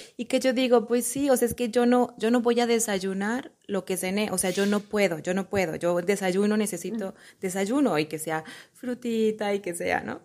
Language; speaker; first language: Spanish; native; Spanish